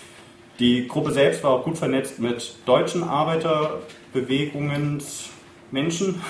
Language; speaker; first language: German; native; German